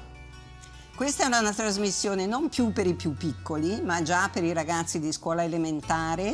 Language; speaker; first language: Italian; native; Italian